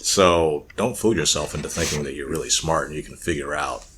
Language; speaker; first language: English; native; English